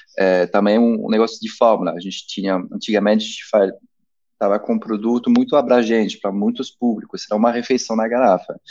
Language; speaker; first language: Portuguese; non-native, fluent; French